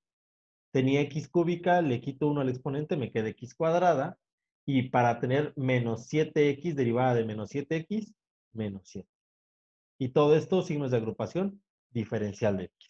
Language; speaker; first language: Spanish; native; Spanish